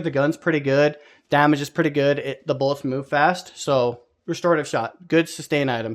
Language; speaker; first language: English; native; English